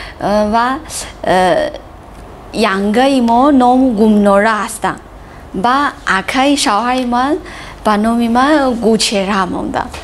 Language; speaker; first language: Tajik; non-native, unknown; Chinese